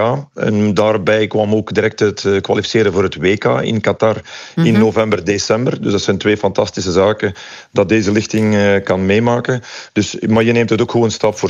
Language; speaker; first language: Dutch; native; Dutch